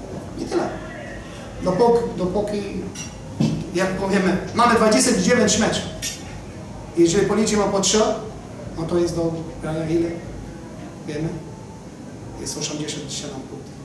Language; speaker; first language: Polish; non-native, learner; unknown